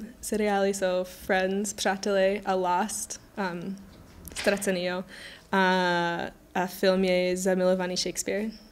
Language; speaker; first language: Czech; non-native, learner; English